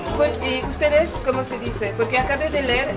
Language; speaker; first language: Spanish; non-native, learner; French